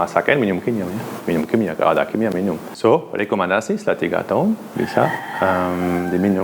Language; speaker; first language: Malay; non-native, learner; Dutch